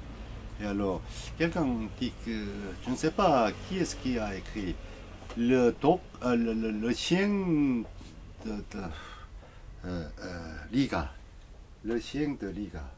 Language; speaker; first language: French; non-native, learner; Korean